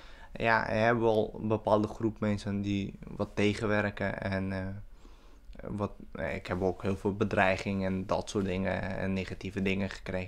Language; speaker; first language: Dutch; early bilingual, other home language; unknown